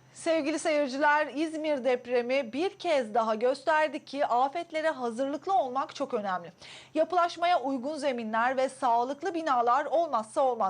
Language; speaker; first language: Turkish; native; Turkish